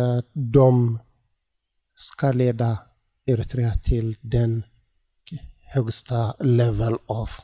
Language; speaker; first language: Swedish; non-native, learner; Tigrinya